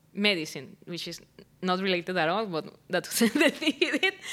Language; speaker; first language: English; non-native, fluent; Spanish